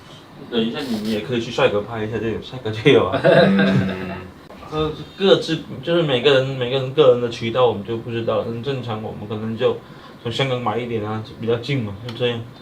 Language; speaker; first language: Chinese; native; Chinese